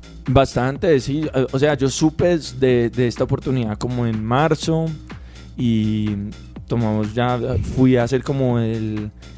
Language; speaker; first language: Spanish; native; Spanish